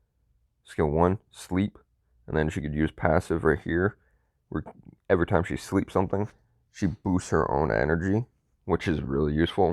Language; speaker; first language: English; native; English